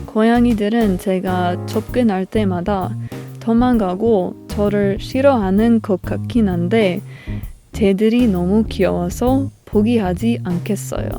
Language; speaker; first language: Korean; non-native, learner; English